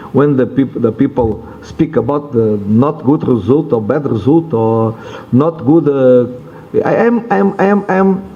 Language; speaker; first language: English; non-native, learner; Portuguese